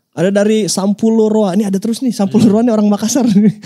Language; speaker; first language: Indonesian; native; Indonesian